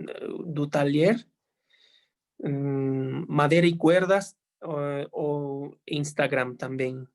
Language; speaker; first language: Portuguese; non-native, fluent; Spanish